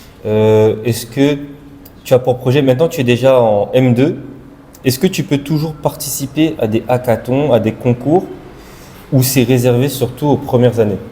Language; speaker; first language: French; non-native, local second language; Malagasy